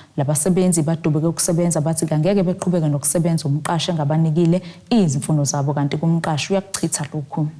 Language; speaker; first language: Zulu; native; Zulu